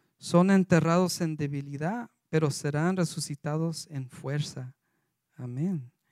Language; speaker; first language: Spanish; early bilingual, heritage; Spanish